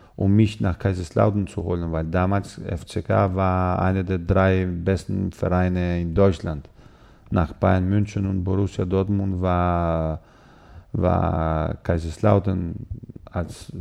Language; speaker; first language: German; non-native, fluent; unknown